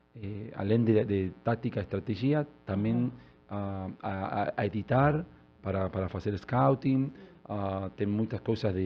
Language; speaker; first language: Portuguese; non-native, learner; Spanish